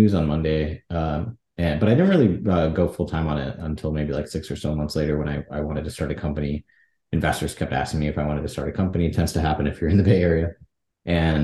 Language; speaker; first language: English; native; English